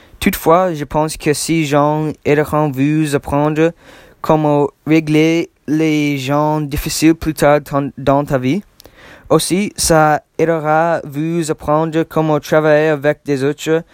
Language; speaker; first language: French; non-native, learner; English